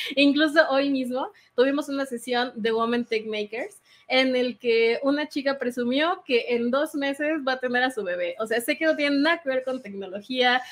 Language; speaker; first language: Spanish; native; Spanish